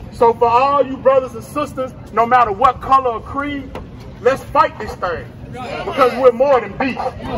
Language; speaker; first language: English; native; English